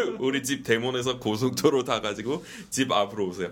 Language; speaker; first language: Korean; non-native, fluent; English